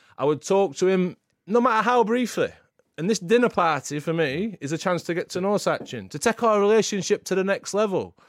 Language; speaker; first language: English; native; English